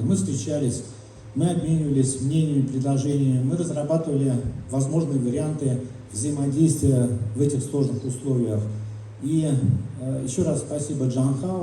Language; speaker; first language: Russian; native; Russian